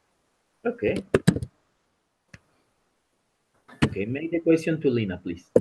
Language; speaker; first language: English; non-native, learner; Spanish